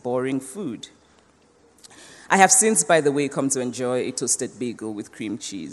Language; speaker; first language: English; non-native, local second language; Igbo